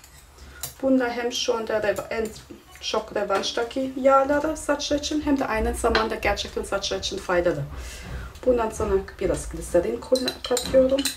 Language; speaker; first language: Turkish; non-native, fluent; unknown